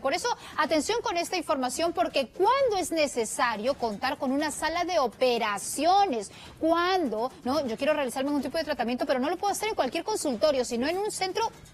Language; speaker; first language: Spanish; native; Spanish